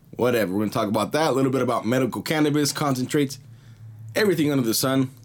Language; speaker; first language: English; early bilingual, other home language; Spanish